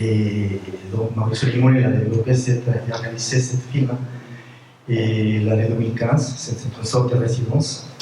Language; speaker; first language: French; non-native, fluent; Spanish